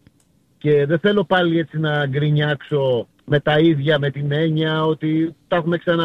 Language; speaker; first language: Greek; native; Greek